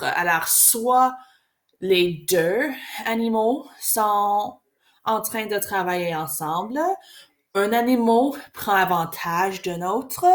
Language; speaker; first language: French; non-native, learner; English